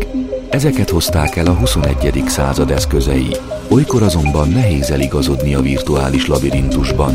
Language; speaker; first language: Hungarian; native; Hungarian